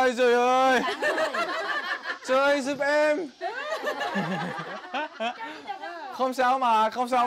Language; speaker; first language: Vietnamese; non-native, learner; English